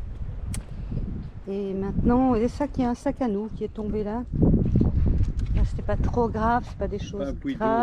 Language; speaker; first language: French; native; French